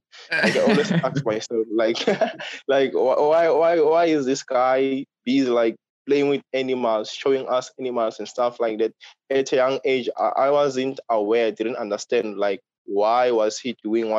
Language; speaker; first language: English; non-native, local second language; Swati